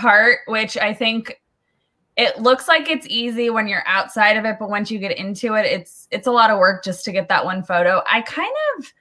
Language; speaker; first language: English; native; English